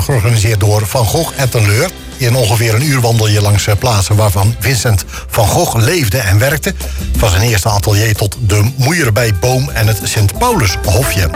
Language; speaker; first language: Dutch; native; Dutch